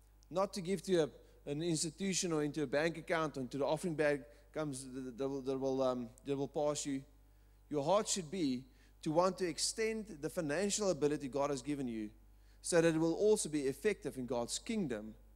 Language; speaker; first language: English; non-native, local second language; Afrikaans